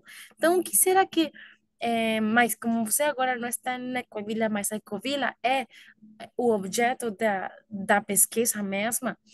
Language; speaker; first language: Portuguese; non-native, learner; Spanish